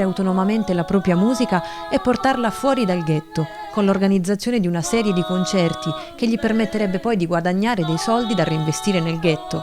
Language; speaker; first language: Italian; native; Italian